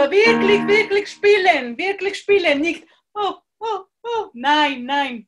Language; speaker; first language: German; non-native, fluent; Spanish